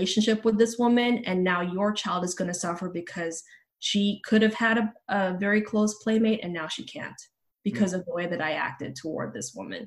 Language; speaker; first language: English; native; English